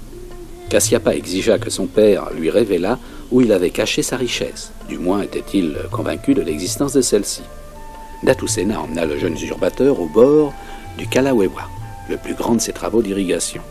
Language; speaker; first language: French; native; French